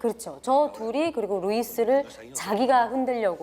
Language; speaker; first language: Korean; native; Korean